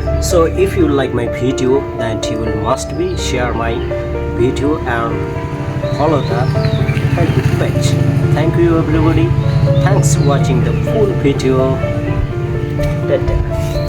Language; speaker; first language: English; non-native, learner; Bangla